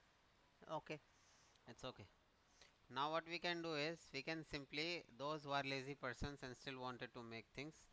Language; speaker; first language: English; non-native, local second language; Hindi